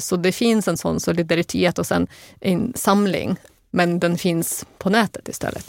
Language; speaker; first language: Swedish; non-native, fluent; Russian